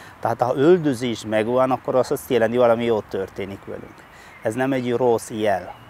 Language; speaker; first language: Hungarian; non-native, fluent; Malayalam